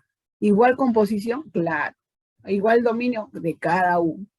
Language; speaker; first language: Spanish; native; Spanish